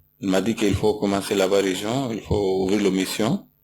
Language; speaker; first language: French; non-native, learner; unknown